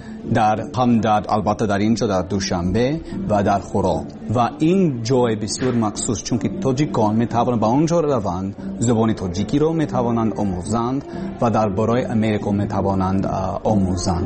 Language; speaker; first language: Persian; non-native, learner; English